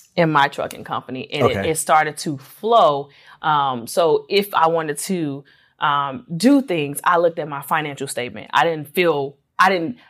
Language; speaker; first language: English; native; English